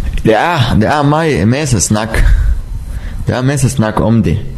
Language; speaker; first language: Danish; non-native, learner; Arabic